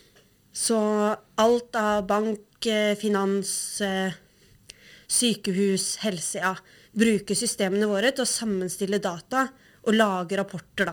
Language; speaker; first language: Norwegian; native; Norwegian